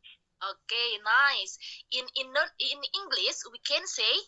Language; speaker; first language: English; non-native, fluent; Indonesian